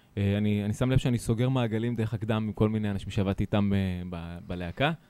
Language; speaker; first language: Hebrew; early bilingual, other home language; Italian